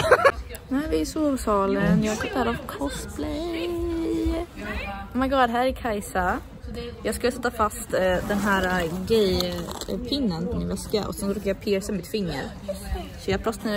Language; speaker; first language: Swedish; native; Swedish